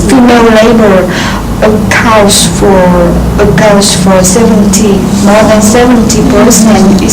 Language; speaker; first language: English; non-native, fluent; Vietnamese